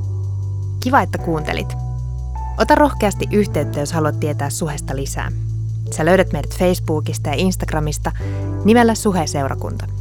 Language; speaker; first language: Finnish; native; Finnish